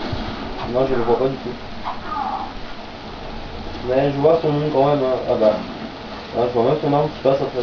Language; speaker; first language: French; native; French